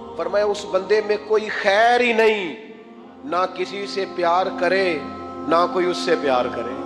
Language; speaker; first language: Urdu; non-native, local second language; Punjabi